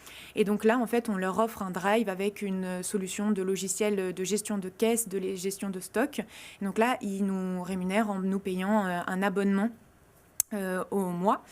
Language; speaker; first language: French; native; French